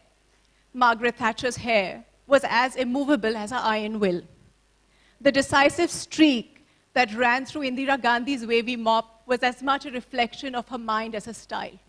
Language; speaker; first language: English; non-native, local second language; Hindi